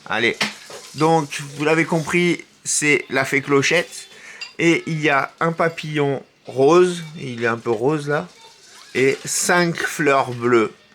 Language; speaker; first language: French; native; French